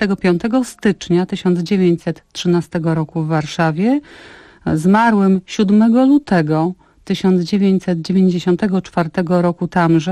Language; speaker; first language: Polish; native; Polish